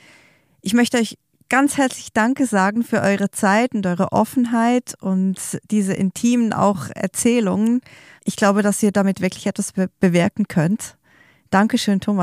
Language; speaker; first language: German; native; German